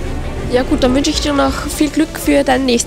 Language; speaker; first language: German; native; German